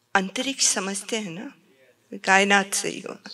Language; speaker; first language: Hindi; native; Hindi